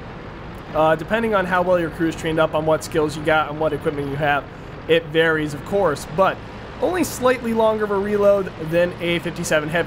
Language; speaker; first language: English; native; English